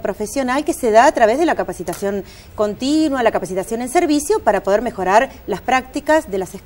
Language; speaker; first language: Spanish; native; Spanish